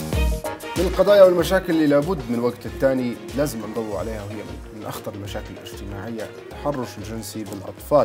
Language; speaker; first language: Arabic; native; Arabic